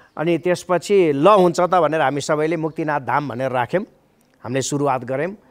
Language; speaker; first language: Nepali; native; Nepali